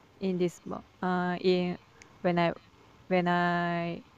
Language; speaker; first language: English; non-native, learner; Japanese